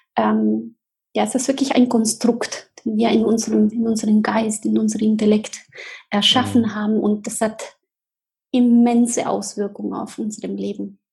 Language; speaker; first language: German; non-native, fluent; Spanish